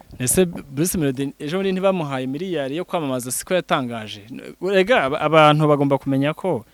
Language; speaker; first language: Kinyarwanda; native; Kinyarwanda